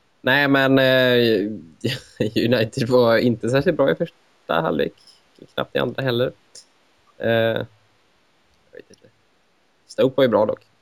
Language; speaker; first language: Swedish; native; Swedish